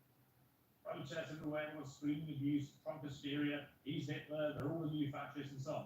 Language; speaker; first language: English; native; English